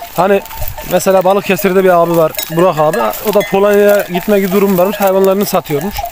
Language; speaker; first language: Turkish; native; Turkish